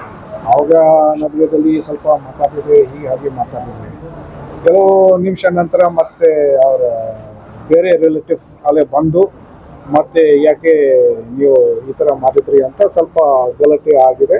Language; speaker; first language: Kannada; non-native, local second language; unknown